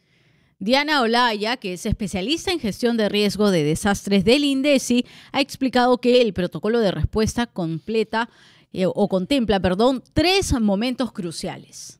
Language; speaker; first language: Spanish; native; Spanish